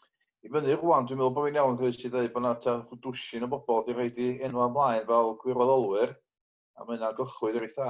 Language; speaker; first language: Welsh; native; Welsh